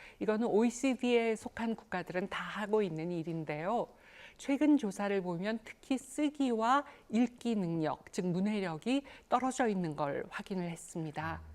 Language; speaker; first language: Korean; native; Korean